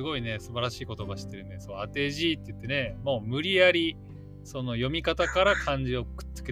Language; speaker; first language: Japanese; native; Japanese